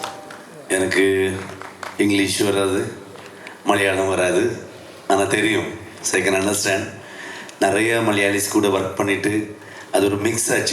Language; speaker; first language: Tamil; non-native, local second language; Kannada